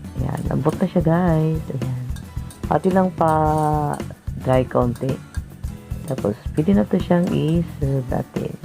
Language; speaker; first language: Filipino; non-native, local second language; Cebuano